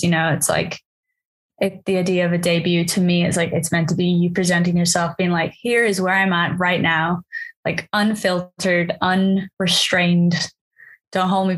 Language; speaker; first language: English; native; English